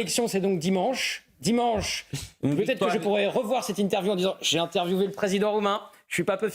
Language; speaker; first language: French; native; French